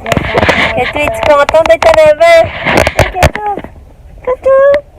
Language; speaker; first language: French; native; French